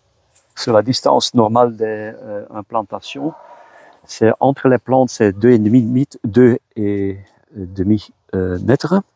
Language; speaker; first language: French; non-native, local second language; Dutch